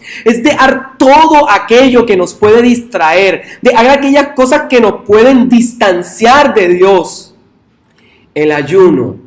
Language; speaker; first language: Spanish; native; Spanish